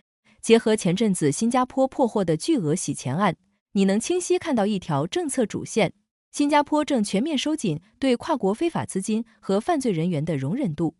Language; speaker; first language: Chinese; native; Chinese